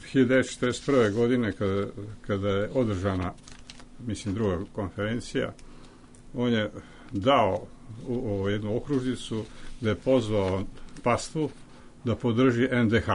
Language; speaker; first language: Serbian; native; Serbian